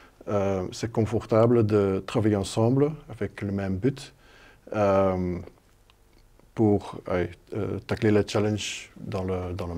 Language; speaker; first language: French; non-native, local second language; Dutch